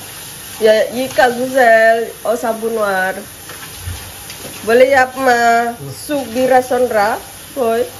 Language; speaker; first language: Turkish; non-native, learner; Indonesian